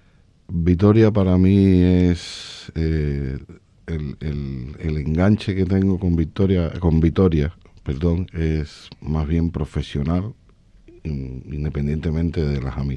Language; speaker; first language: Spanish; native; Spanish